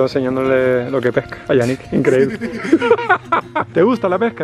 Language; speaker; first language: Spanish; native; Spanish